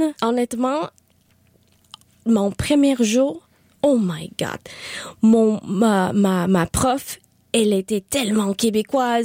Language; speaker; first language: French; non-native, learner; Spanish